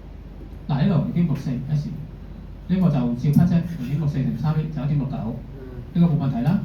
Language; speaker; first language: Cantonese; native; Cantonese